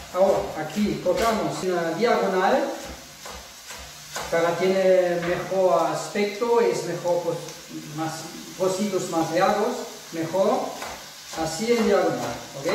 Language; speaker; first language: Spanish; non-native, fluent; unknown